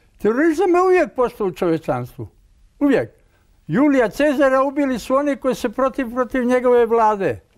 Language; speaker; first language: Croatian; native; Croatian